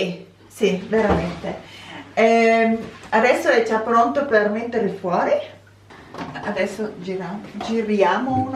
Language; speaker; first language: Italian; non-native, learner; German